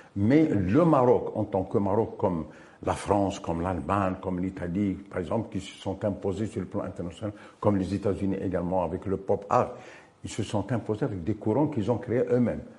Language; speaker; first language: French; non-native, local second language; Arabic